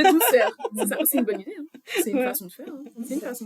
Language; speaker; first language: French; native; French